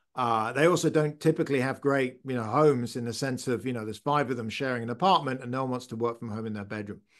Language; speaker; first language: English; native; English